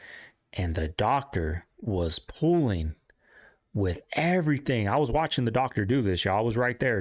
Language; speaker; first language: English; native; English